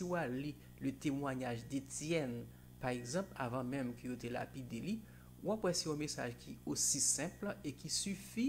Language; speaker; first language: French; non-native, local second language; Haitian Creole